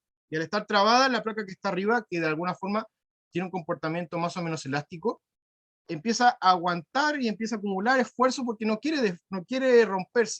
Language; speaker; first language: Spanish; native; Spanish